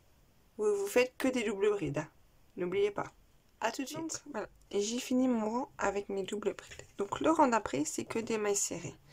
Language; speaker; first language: French; native; French